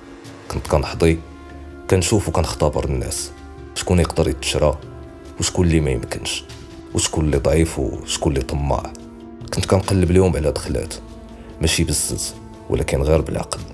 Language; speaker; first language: Arabic; native; Arabic